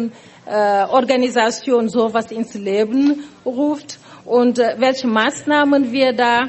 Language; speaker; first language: German; non-native, fluent; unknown